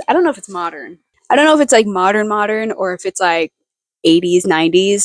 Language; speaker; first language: English; native; English